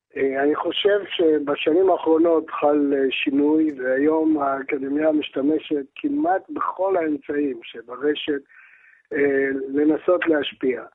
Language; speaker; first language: Hebrew; early bilingual, other home language; Arabic